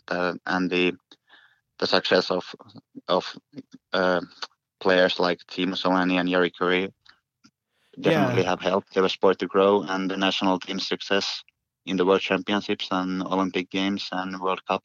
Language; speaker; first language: English; non-native, fluent; Finnish